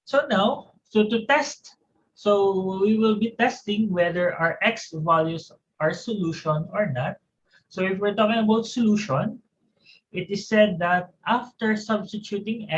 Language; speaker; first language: English; non-native, local second language; Filipino